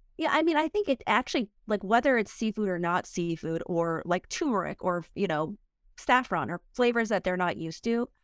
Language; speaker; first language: English; early bilingual, other home language; Korean